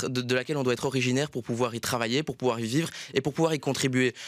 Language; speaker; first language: French; native; French